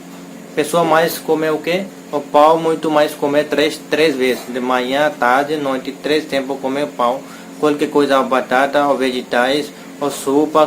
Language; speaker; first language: Portuguese; non-native, learner; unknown